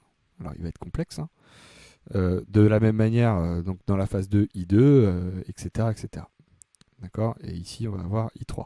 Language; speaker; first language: French; native; French